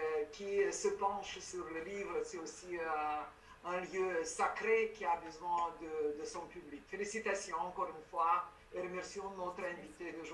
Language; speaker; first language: French; non-native, fluent; Romanian